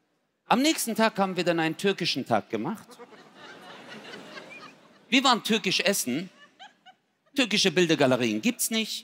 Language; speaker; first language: German; early bilingual, other home language; Turkish